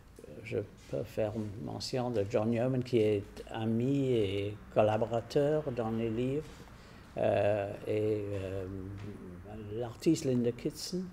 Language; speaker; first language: French; non-native, fluent; English